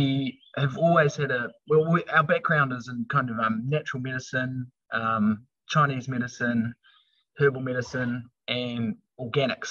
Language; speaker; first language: English; native; English